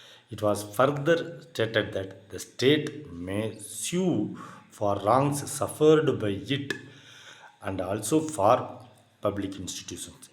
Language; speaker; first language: English; non-native, local second language; Tamil